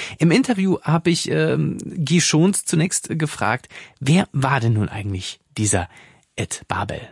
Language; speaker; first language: German; native; German